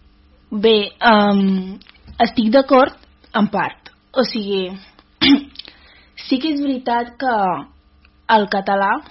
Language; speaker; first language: Catalan; early bilingual, other home language; Wolof